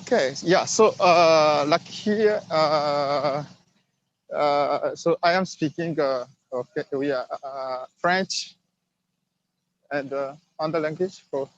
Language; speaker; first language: English; non-native, learner; Swahili